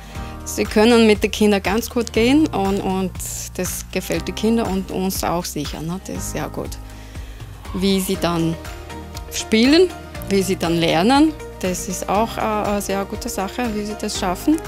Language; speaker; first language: German; non-native, fluent; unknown